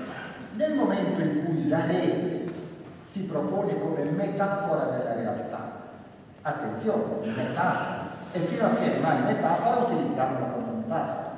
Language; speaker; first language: Italian; native; Italian